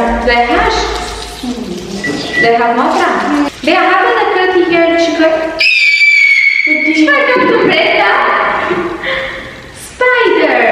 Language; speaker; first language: Albanian; early bilingual, heritage; Albanian